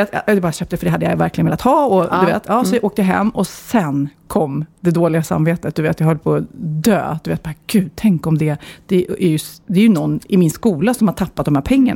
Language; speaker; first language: Swedish; native; Swedish